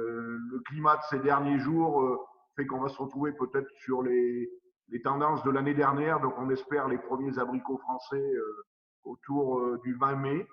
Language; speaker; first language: French; native; French